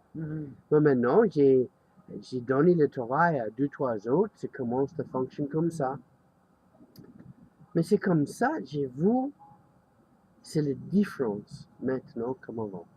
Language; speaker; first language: French; non-native, learner; English